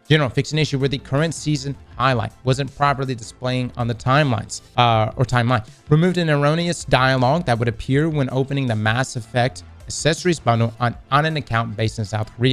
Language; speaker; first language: English; native; English